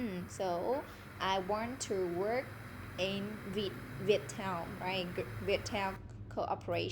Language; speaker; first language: English; non-native, fluent; Vietnamese